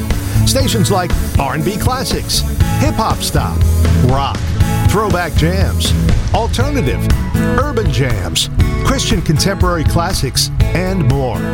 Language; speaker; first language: English; native; English